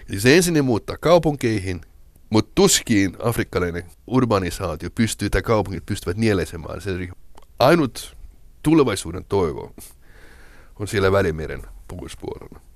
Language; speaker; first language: Finnish; non-native, local second language; Swedish